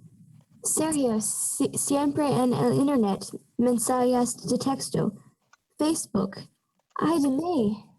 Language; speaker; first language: Spanish; non-native, learner; English